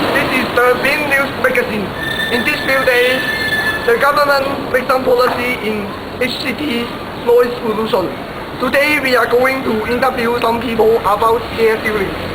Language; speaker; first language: English; non-native, learner; Cantonese